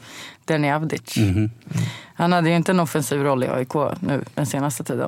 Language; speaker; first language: Swedish; native; Swedish